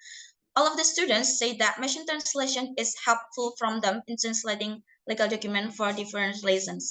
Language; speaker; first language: English; non-native, learner; Indonesian